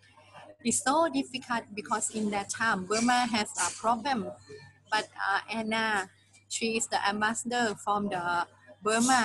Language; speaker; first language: English; non-native, learner; Thai